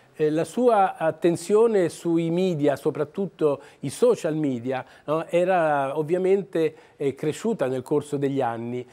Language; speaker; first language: Italian; native; Italian